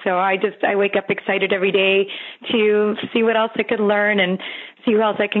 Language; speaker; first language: English; native; English